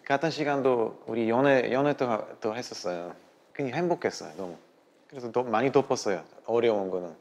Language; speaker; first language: Korean; non-native, learner; Bulgarian